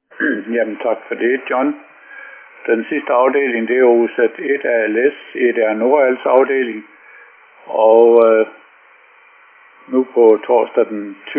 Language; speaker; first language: Danish; native; Danish